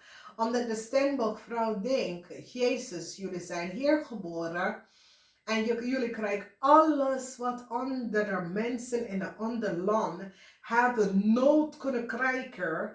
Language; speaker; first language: Dutch; non-native, fluent; English